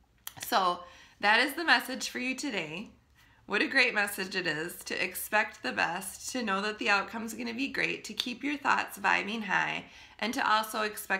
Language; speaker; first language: English; native; English